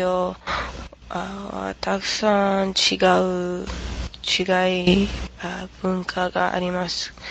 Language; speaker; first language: Japanese; non-native, learner; English